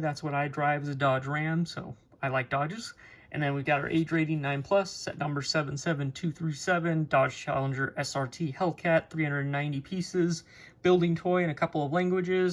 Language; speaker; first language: English; native; English